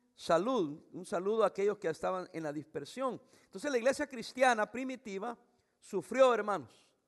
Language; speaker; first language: Spanish; native; Spanish